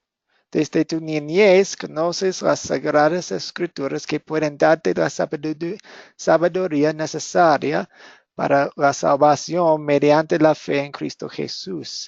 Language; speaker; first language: Spanish; non-native, fluent; English